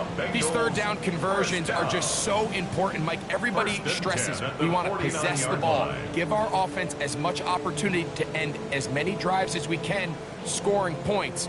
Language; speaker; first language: English; native; English